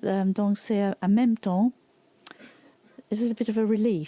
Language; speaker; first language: French; non-native, learner; English